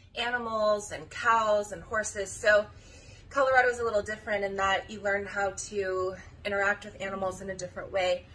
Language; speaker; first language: English; native; English